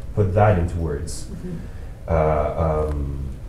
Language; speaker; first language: English; non-native, local second language; French